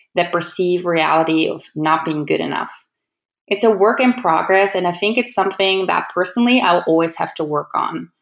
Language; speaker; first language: English; non-native, fluent; Dutch